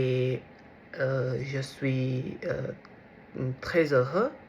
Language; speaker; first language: French; non-native, learner; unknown